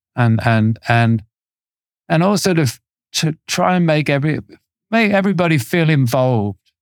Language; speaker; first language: English; native; English